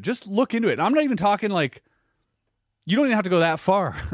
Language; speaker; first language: English; native; English